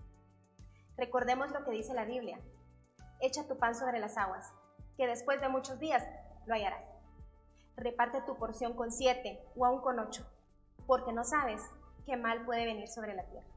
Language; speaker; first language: Spanish; native; Spanish